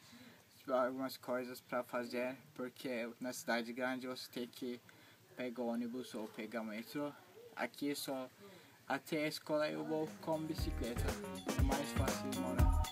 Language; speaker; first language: Portuguese; non-native, learner; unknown